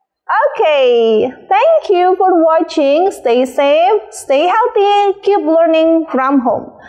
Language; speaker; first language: English; non-native, fluent; Indonesian